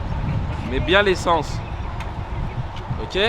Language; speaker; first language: French; native; French